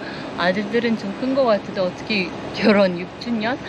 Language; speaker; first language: Korean; non-native, fluent; Uzbek